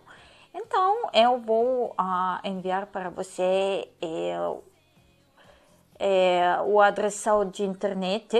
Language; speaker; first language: Portuguese; non-native, learner; Serbian